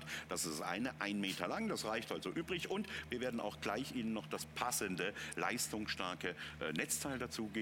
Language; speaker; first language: German; native; German